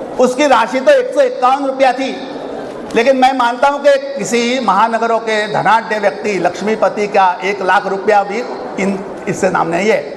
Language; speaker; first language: Hindi; non-native, local second language; Marathi